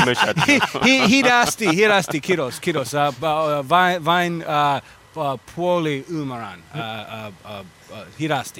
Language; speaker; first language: Finnish; non-native, learner; English